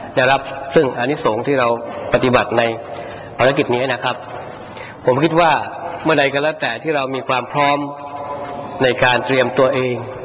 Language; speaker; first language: Thai; non-native, local second language; Pattani Malay